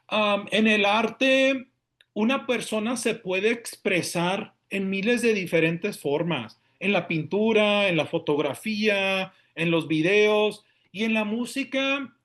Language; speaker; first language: Spanish; early bilingual, heritage; Spanish